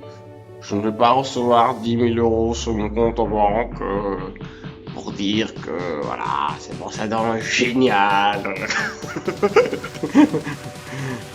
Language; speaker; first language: French; native; French